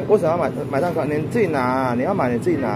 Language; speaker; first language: Chinese; native; Chinese